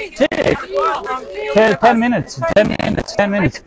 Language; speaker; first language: English; non-native, learner; Latvian